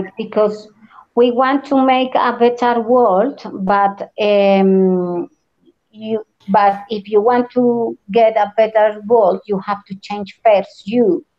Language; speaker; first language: English; non-native, learner; Spanish